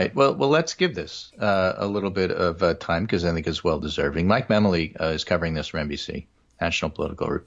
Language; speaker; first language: English; native; English